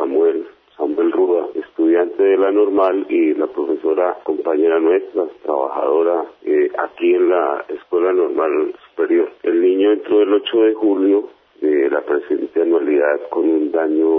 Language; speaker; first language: Spanish; native; Spanish